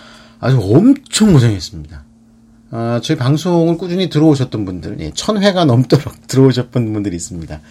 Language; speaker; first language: Korean; native; Korean